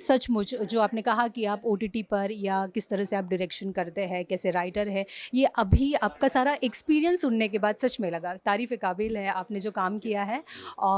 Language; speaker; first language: Hindi; native; Hindi